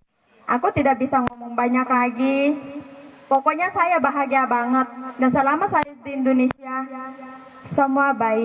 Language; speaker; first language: Indonesian; non-native, fluent; Filipino